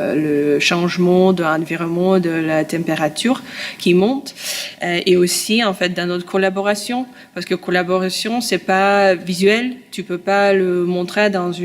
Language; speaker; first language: French; non-native, fluent; Russian